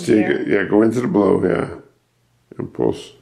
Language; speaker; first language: English; native; English